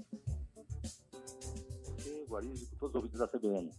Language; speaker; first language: Portuguese; native; Portuguese